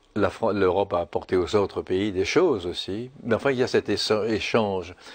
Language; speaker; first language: French; native; French